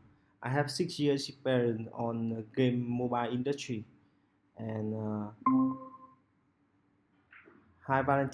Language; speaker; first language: English; non-native, local second language; Vietnamese